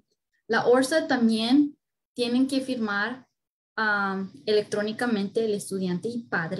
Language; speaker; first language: Spanish; early bilingual, heritage; Spanish